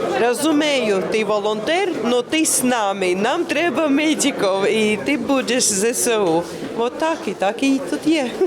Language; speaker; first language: Ukrainian; non-native, learner; Latvian